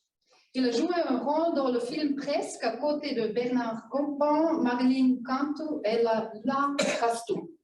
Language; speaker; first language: French; non-native, fluent; German